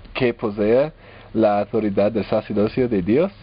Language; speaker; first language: Spanish; non-native, learner; English